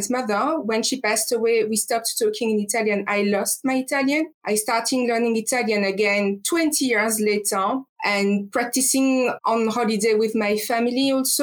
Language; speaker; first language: English; non-native, fluent; French